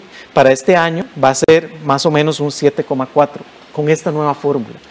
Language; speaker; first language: Spanish; native; Spanish